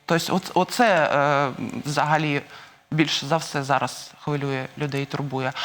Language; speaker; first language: Ukrainian; non-native, local second language; Russian